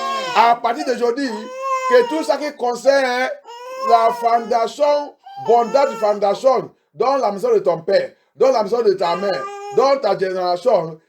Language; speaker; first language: French; non-native, learner; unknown